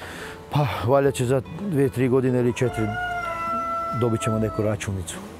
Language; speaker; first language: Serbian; non-native, local second language; Hungarian